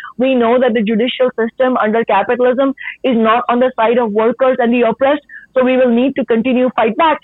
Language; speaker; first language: English; non-native, local second language; Marathi